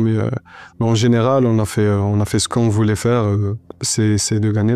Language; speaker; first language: French; non-native, local second language; Arabic